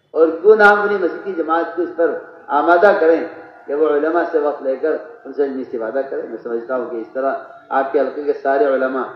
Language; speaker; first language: Urdu; native; Urdu